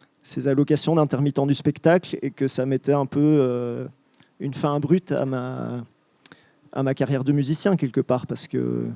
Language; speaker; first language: French; native; French